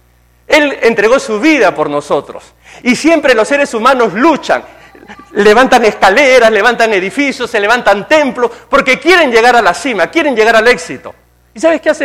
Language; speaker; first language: Spanish; native; Spanish